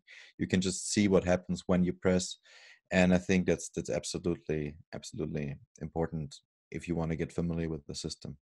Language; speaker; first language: English; non-native, fluent; German